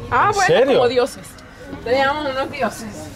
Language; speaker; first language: Spanish; native; Spanish